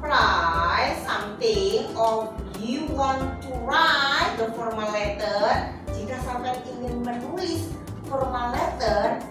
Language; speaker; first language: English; non-native, fluent; Javanese